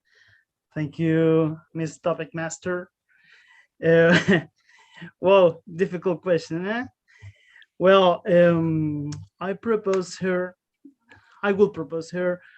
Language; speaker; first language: English; non-native, learner; Spanish